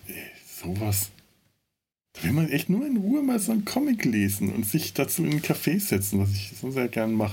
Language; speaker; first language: German; native; German